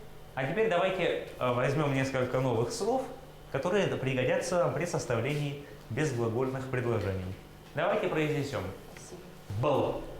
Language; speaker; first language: Russian; native; Russian